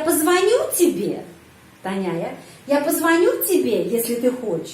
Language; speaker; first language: Russian; non-native, fluent; Indonesian